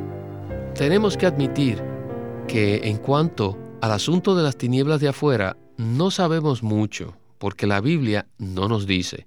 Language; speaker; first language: Spanish; native; Spanish